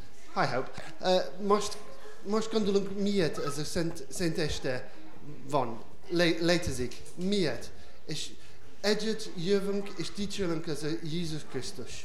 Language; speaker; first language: Hungarian; non-native, learner; English